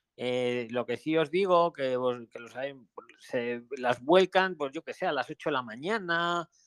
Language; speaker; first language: Spanish; native; Spanish